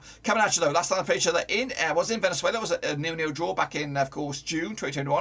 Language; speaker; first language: English; native; English